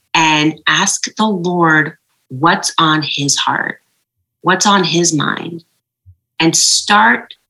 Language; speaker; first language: English; native; English